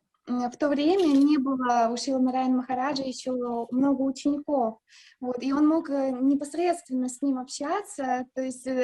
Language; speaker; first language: Russian; native; Russian